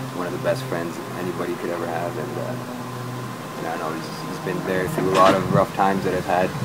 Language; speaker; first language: English; native; English